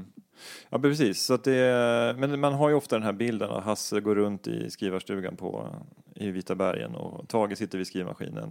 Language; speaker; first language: Swedish; native; Swedish